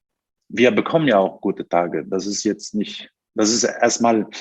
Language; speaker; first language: German; non-native, fluent; Turkish